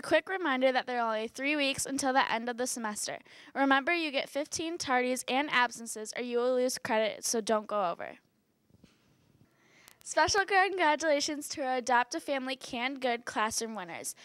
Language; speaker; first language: English; native; English